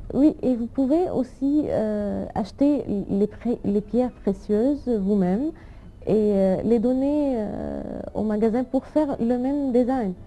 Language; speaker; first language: French; non-native, fluent; Arabic